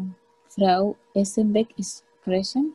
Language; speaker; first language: German; non-native, learner; Spanish